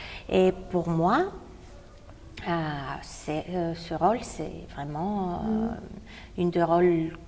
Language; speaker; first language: French; non-native, fluent; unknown